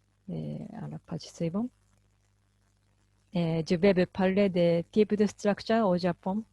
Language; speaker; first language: French; non-native, fluent; Japanese